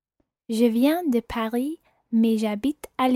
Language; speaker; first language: French; non-native, learner; English